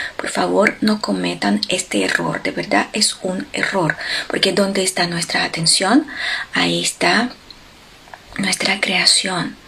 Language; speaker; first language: Spanish; non-native, fluent; Ukrainian